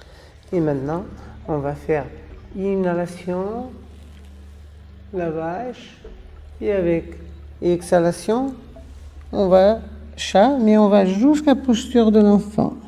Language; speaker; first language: French; non-native, fluent; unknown